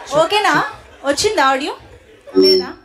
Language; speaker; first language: Telugu; native; Telugu